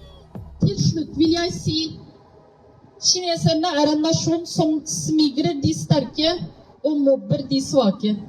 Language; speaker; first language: Norwegian; non-native, fluent; Uyghur